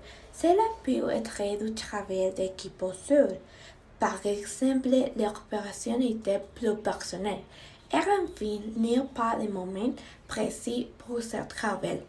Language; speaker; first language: French; non-native, learner; Spanish